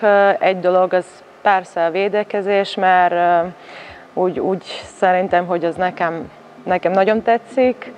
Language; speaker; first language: Hungarian; non-native, fluent; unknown